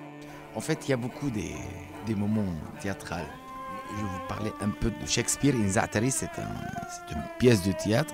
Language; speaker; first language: French; non-native, learner; Arabic